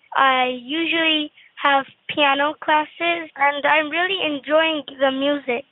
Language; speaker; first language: English; non-native, fluent; Turkish